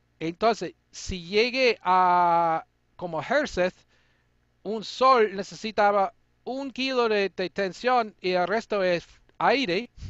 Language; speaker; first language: Spanish; non-native, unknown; English